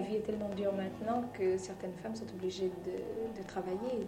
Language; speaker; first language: French; native; French